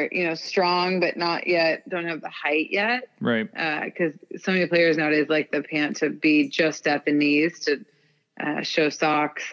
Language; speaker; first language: English; native; English